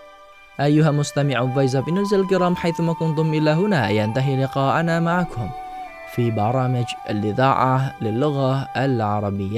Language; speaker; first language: Arabic; non-native, fluent; Indonesian